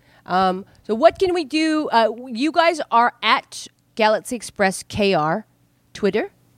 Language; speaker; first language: English; native; English